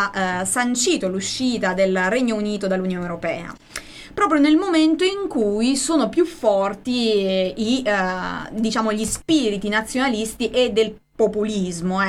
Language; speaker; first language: Italian; native; Italian